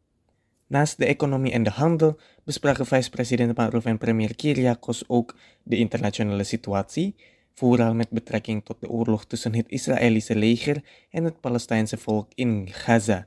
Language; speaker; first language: Dutch; non-native, fluent; Indonesian